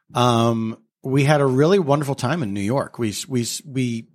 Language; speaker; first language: English; native; English